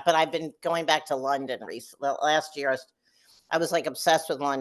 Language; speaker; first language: English; native; English